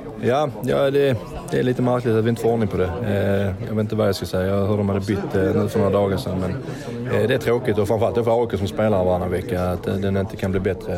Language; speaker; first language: Swedish; native; Swedish